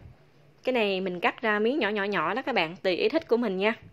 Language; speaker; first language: Vietnamese; native; Vietnamese